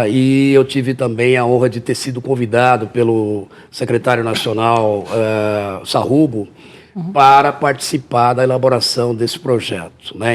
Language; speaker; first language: Portuguese; native; Portuguese